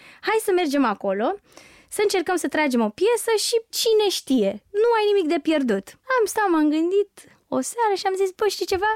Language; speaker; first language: Romanian; native; Romanian